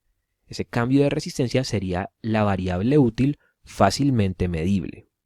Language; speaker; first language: Spanish; native; Spanish